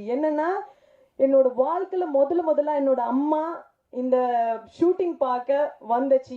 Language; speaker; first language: Tamil; non-native, fluent; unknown